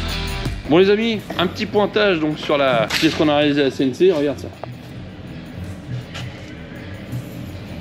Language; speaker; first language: French; native; French